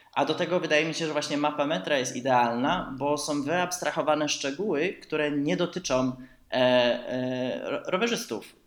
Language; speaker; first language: Polish; early bilingual, heritage; Polish